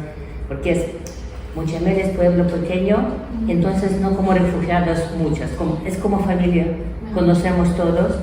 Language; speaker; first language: Spanish; non-native, learner; Ukrainian